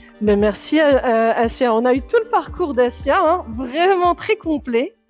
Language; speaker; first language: French; native; French